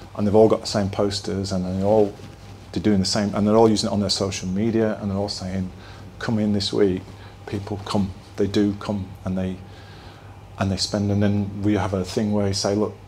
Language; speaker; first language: English; native; English